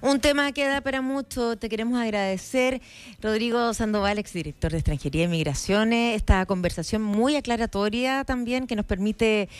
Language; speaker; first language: Spanish; native; Spanish